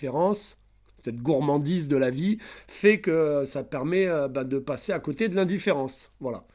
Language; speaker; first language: French; native; French